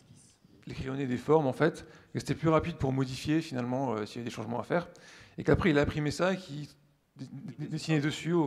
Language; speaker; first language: French; native; French